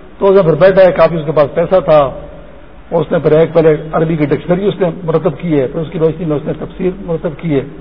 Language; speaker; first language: Urdu; non-native, local second language; Pashto